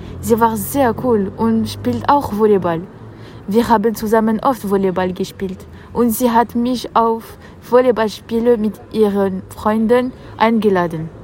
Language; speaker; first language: German; non-native, fluent; French